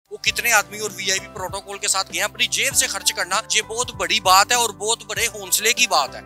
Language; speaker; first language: Urdu; native; Urdu